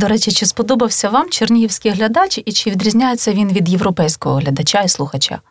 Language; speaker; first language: Ukrainian; native; Ukrainian